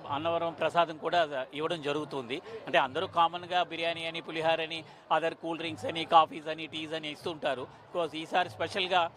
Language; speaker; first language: Telugu; native; Telugu